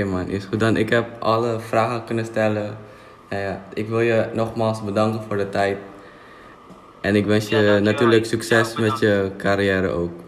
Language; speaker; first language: Dutch; non-native, fluent; Indonesian